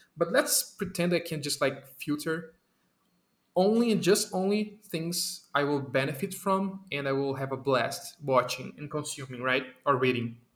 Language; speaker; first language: English; non-native, fluent; Portuguese